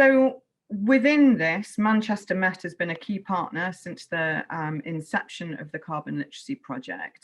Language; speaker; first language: English; native; English